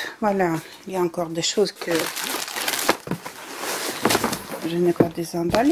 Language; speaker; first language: French; non-native, fluent; Russian